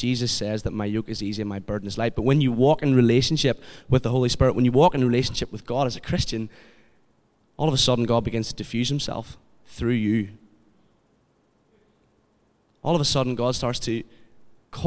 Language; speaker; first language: English; native; English